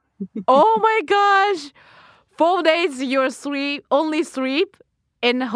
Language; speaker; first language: English; non-native, learner; Japanese